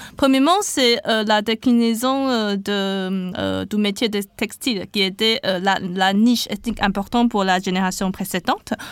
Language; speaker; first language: French; non-native, fluent; Chinese